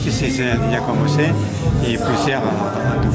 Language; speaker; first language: French; non-native, learner; Catalan